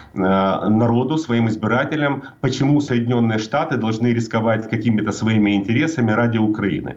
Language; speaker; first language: Russian; native; Russian